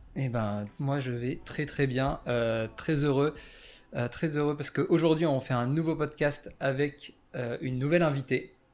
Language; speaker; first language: French; native; French